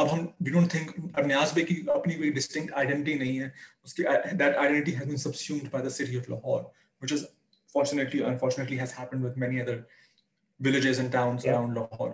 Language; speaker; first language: English; non-native, local second language; Urdu